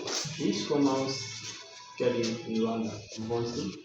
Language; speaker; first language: German; non-native, learner; Kinyarwanda